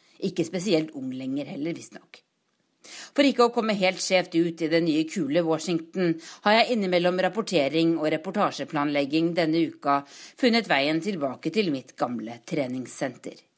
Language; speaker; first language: Norwegian; native; Norwegian